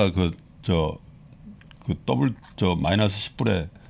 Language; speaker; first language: Korean; native; Korean